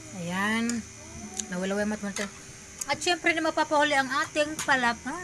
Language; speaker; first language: Filipino; non-native, local second language; Cebuano